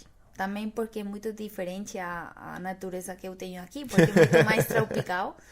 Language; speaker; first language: Portuguese; non-native, fluent; Spanish